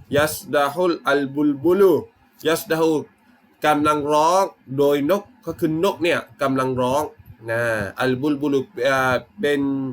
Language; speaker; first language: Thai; non-native, local second language; Malay